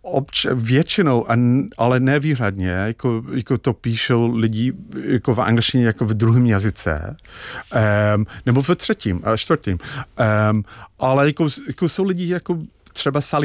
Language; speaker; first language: Czech; non-native, fluent; English